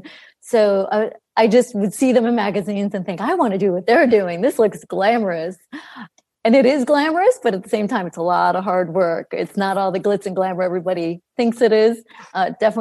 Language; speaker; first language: English; early bilingual, other home language; Greek